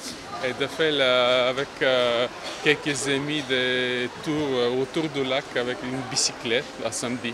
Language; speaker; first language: French; non-native, fluent; Bulgarian